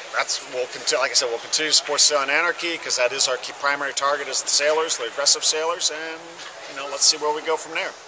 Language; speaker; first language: English; native; English